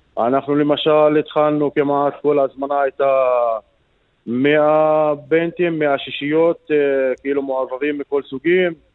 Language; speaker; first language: Hebrew; non-native, local second language; Arabic